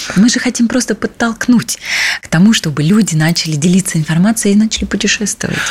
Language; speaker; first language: Russian; native; Russian